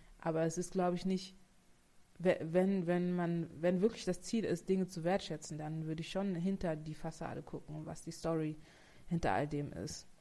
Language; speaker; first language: German; native; German